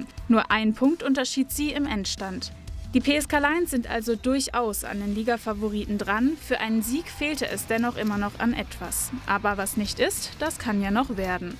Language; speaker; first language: German; native; German